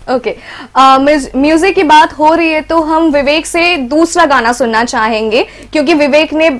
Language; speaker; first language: Hindi; non-native, local second language; Bangla